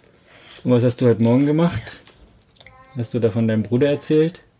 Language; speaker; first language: German; native; German